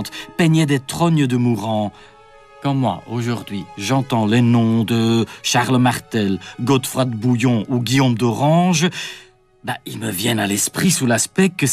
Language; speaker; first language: French; non-native, fluent; Dutch